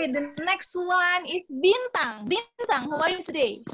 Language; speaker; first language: English; non-native, fluent; Indonesian